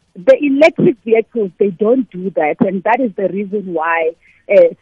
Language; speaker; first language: South Ndebele; non-native, local second language; Venda